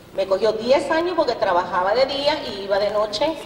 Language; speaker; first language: Spanish; early bilingual, heritage; Spanish